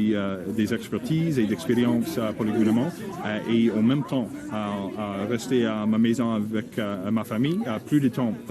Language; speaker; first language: French; non-native, learner; English